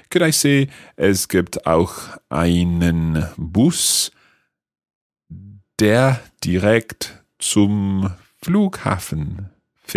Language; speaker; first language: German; non-native, learner; English